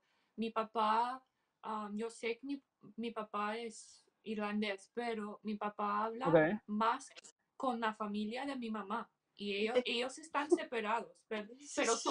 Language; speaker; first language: Spanish; early bilingual, heritage; English